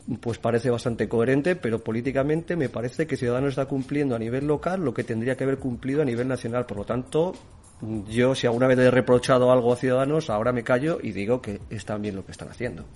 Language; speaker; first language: Spanish; native; Spanish